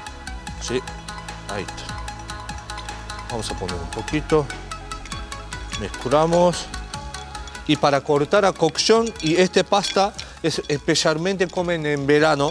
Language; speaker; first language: Spanish; non-native, learner; Japanese